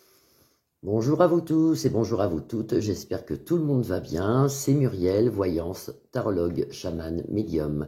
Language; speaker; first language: French; native; French